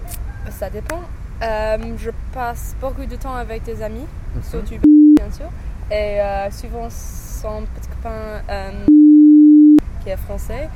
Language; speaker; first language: French; non-native, fluent; English